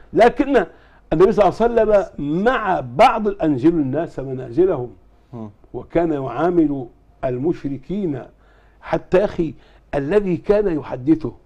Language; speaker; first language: Arabic; native; Arabic